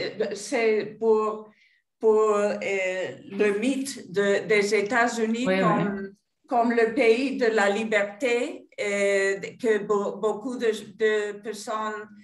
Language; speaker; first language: French; non-native, fluent; Spanish